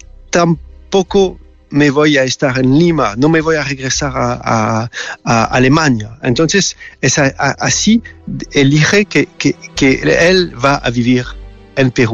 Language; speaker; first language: Spanish; non-native, learner; French